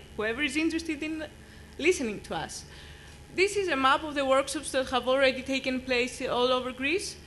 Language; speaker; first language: English; non-native, fluent; Greek